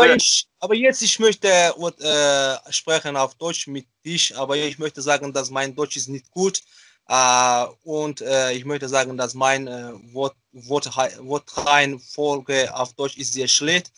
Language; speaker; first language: German; non-native, learner; Azerbaijani